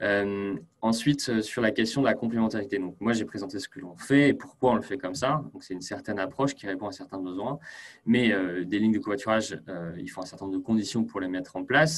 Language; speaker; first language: French; native; French